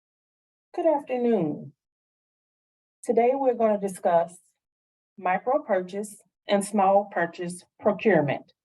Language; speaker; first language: English; native; English